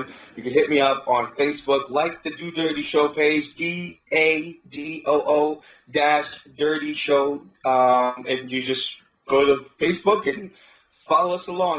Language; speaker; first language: English; native; English